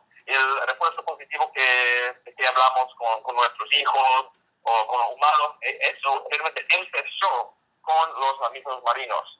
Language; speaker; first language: Spanish; non-native, fluent; English